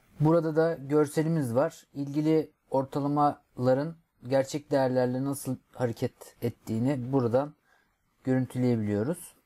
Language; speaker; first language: Turkish; native; Turkish